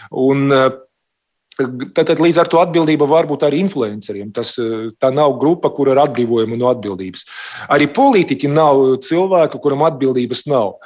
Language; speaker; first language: Latvian; non-native, local second language; Russian